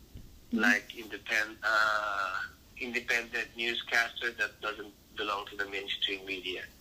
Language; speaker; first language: English; non-native, local second language; Filipino